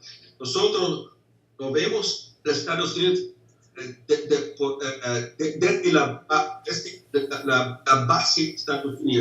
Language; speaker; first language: Spanish; non-native, fluent; English